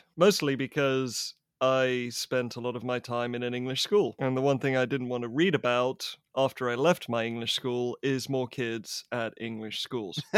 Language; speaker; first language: English; native; English